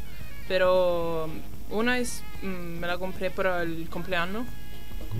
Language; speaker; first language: Spanish; non-native, learner; Italian